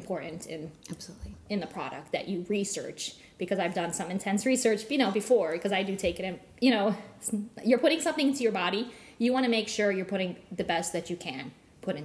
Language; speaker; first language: English; native; English